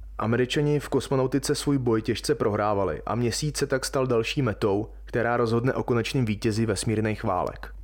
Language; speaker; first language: Czech; native; Czech